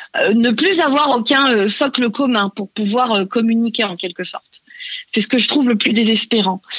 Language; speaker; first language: French; non-native, local second language; Arabic